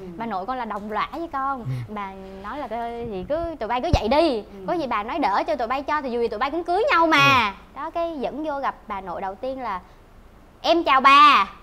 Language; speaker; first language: Vietnamese; native; Vietnamese